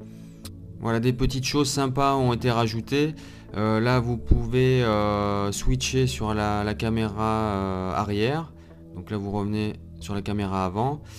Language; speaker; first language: French; native; French